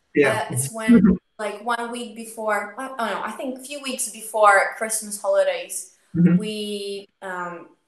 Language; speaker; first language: English; non-native, fluent; Ukrainian